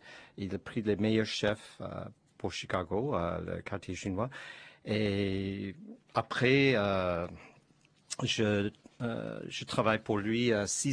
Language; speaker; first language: French; non-native, learner; Chinese